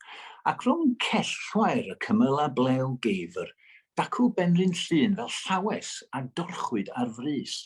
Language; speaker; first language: Welsh; native; Welsh